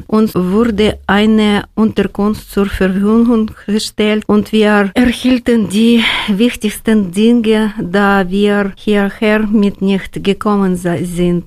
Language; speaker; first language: German; non-native, learner; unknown